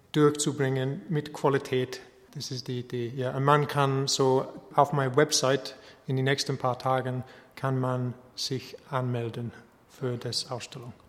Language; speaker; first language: German; non-native, fluent; English